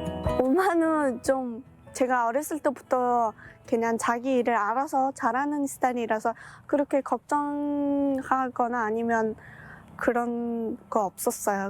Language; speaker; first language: Korean; non-native, fluent; Mongolian